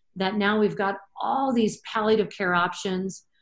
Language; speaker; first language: English; native; English